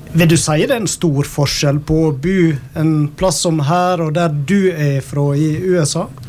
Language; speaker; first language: Norwegian; native; Norwegian